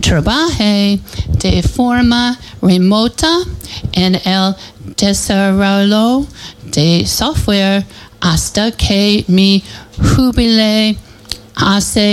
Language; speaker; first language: Spanish; non-native, learner; English